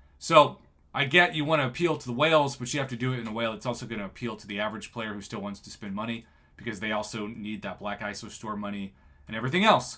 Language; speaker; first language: English; native; English